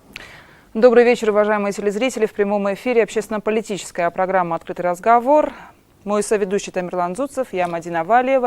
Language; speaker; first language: Russian; non-native, local second language; Ossetic